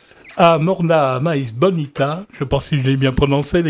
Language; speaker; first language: French; native; French